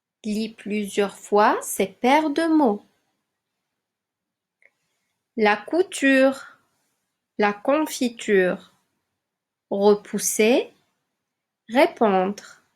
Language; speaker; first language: French; non-native, local second language; Arabic